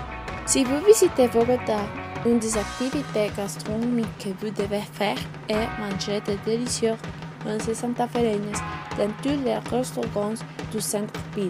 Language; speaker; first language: French; non-native, learner; Spanish